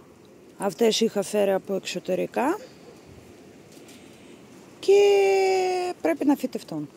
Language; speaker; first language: Greek; non-native, fluent; Russian